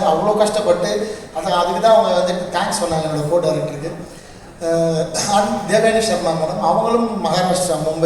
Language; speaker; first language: Tamil; native; Tamil